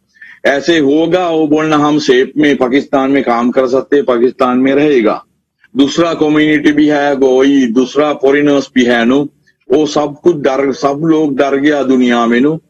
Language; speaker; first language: Hindi; non-native, learner; Sinhala